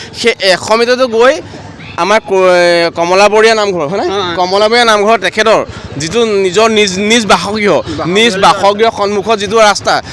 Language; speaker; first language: Assamese; native; Assamese